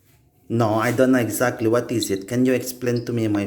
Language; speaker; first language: English; non-native, learner; Indonesian